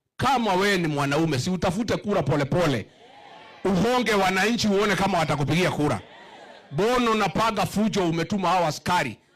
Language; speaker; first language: Swahili; non-native, local second language; Kikuyu